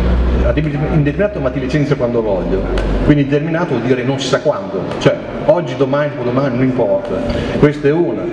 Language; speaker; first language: Italian; native; Italian